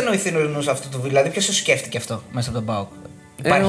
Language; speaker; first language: Greek; native; Greek